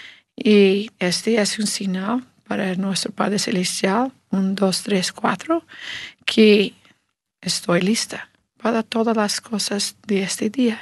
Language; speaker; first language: Spanish; non-native, learner; English